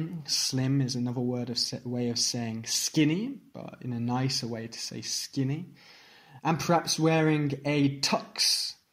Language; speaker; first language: English; native; English